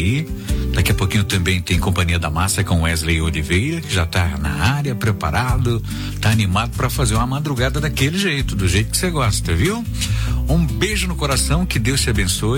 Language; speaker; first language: Portuguese; native; Portuguese